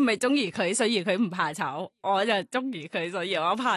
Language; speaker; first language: Cantonese; non-native, learner; Thai